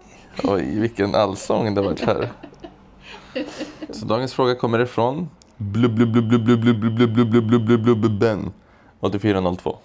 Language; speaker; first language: Swedish; native; Swedish